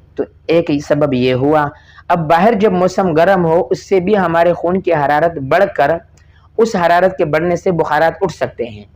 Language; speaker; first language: Urdu; non-native, local second language; Pashto